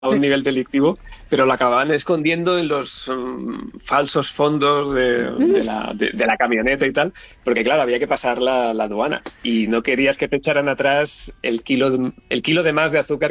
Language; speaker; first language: Spanish; native; Spanish